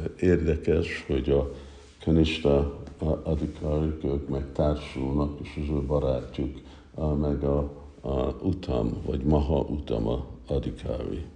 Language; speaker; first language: Hungarian; early bilingual, heritage; Hungarian